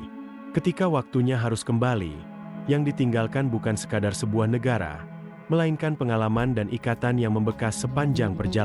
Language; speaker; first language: Indonesian; native; Indonesian